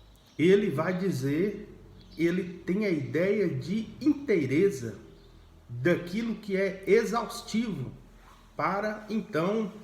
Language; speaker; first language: Portuguese; native; Portuguese